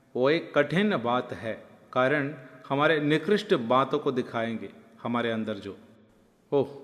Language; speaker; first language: Hindi; non-native, local second language; Malayalam